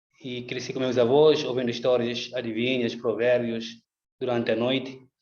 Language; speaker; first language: Portuguese; non-native, local second language; Upper Guinea Crioulo